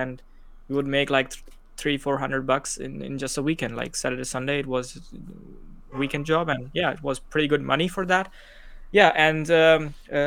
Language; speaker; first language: English; non-native, local second language; Urdu